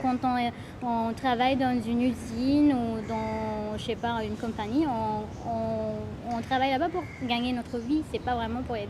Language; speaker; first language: French; non-native, fluent; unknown